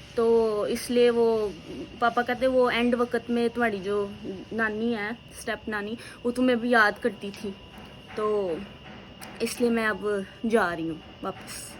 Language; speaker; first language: Hindi; native; Hindi